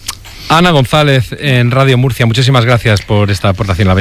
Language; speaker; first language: Spanish; native; Spanish